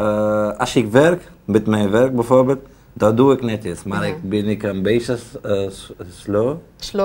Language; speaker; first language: Dutch; non-native, learner; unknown